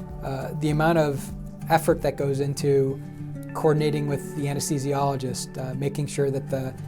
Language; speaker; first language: English; native; English